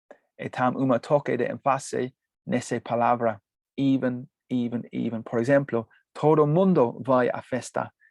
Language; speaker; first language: Portuguese; non-native, learner; English